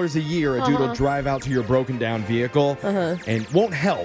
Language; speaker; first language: English; native; English